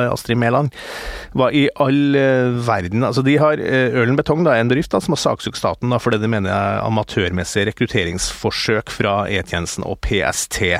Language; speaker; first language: Norwegian; native; Norwegian